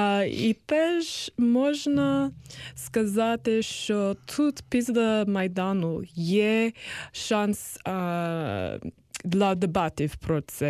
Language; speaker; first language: Ukrainian; non-native, learner; English